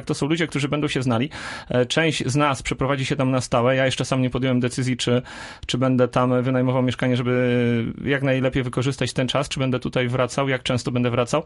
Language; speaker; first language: Polish; native; Polish